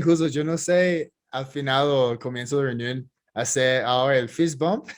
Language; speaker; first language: Spanish; non-native, fluent; English